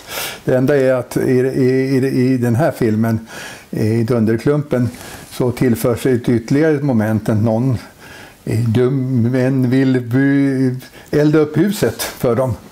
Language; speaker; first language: Swedish; native; Swedish